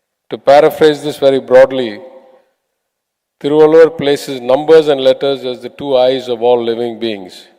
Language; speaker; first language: English; non-native, local second language; Tamil